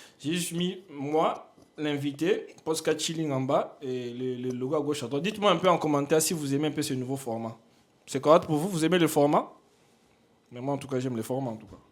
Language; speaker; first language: French; non-native, local second language; Lingala